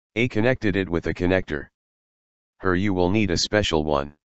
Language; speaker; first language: English; non-native, fluent; German